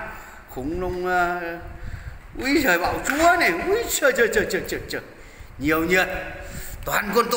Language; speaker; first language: Vietnamese; native; Vietnamese